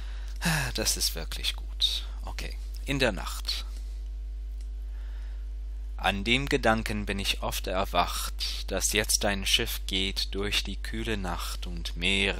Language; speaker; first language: German; non-native, fluent; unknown